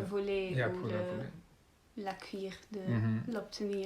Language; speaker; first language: French; non-native, learner; Dutch